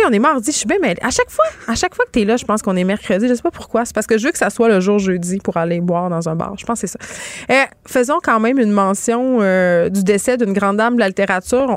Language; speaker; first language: French; native; French